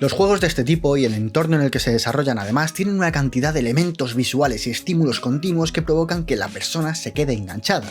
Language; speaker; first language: Spanish; native; Spanish